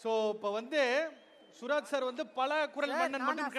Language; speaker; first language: Tamil; native; Tamil